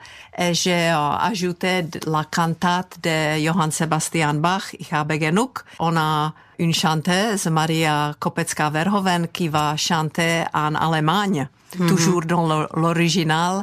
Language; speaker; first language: French; non-native, fluent; Czech